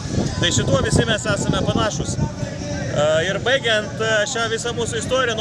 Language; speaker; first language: Lithuanian; native; Lithuanian